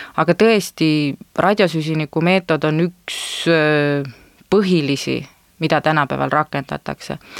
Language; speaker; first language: Estonian; native; Estonian